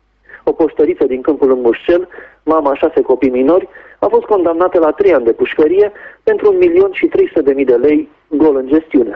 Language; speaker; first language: Romanian; native; Romanian